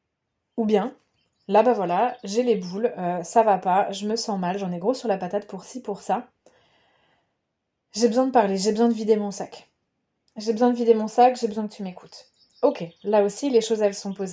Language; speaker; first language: French; native; French